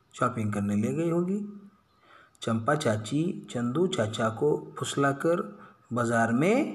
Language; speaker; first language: Hindi; non-native, local second language; Marathi